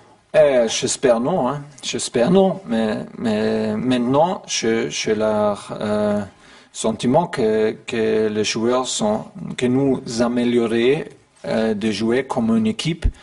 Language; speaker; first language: French; non-native, learner; German